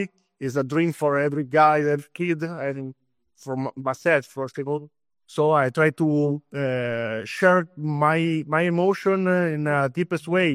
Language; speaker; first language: English; non-native, fluent; Italian